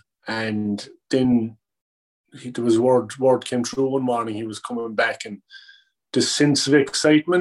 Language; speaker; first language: English; native; English